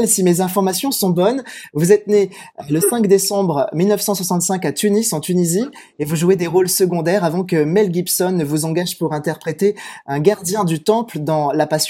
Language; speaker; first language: French; native; French